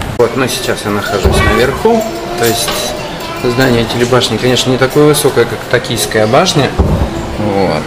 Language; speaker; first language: Russian; native; Russian